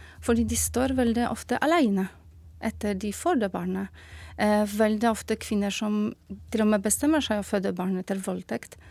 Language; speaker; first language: Norwegian; non-native, fluent; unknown